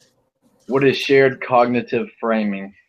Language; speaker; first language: English; native; English